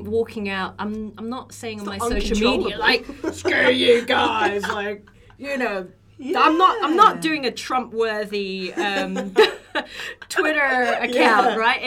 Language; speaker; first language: English; native; English